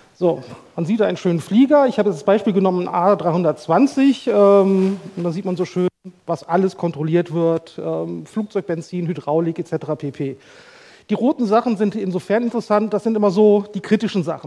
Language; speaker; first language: German; native; German